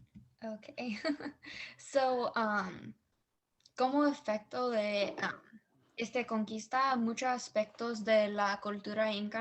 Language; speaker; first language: Spanish; early bilingual, heritage; Spanish